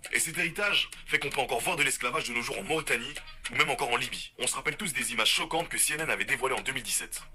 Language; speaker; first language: French; native; French